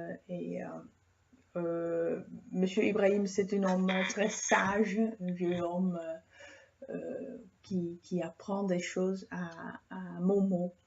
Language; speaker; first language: French; non-native, fluent; Dutch